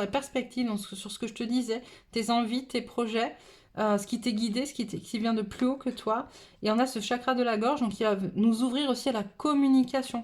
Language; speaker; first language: French; native; French